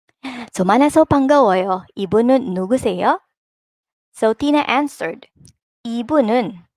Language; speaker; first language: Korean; non-native, fluent; Filipino